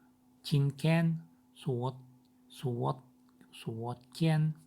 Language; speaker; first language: Chinese; non-native, learner; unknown